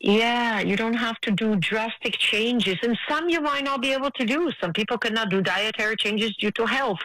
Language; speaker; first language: English; non-native, fluent; Italian